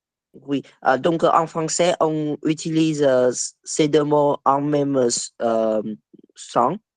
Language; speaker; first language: French; non-native, fluent; Vietnamese